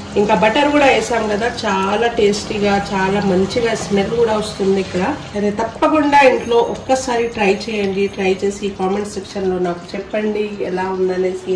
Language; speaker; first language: Telugu; non-native, local second language; Urdu